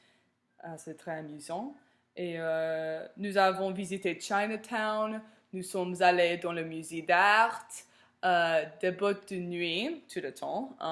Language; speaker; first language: French; non-native, learner; English